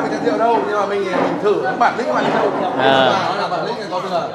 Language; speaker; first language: Vietnamese; native; Vietnamese